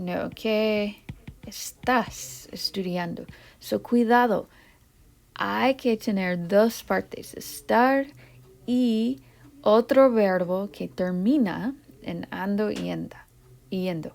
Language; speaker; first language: Spanish; non-native, fluent; English